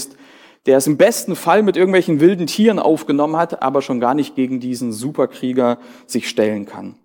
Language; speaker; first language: German; native; German